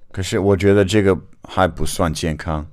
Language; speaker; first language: Chinese; non-native, learner; English